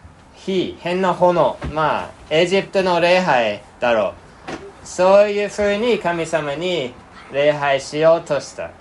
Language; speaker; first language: Japanese; non-native, fluent; English